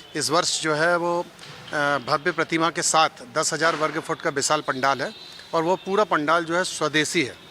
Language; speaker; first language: Hindi; non-native, local second language; Bangla